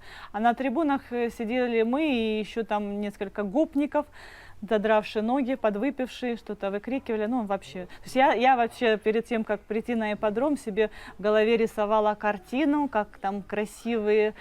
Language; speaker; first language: Russian; native; Russian